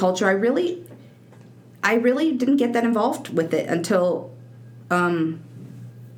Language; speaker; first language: English; native; English